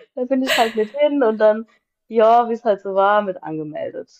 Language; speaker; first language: German; native; German